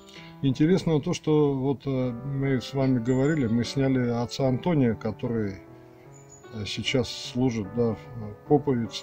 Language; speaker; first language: Russian; native; Russian